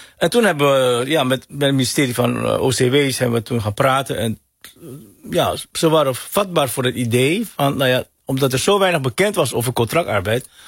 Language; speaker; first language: Dutch; early bilingual, other home language; Hakka Chinese